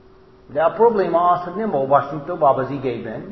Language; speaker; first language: Hungarian; non-native, fluent; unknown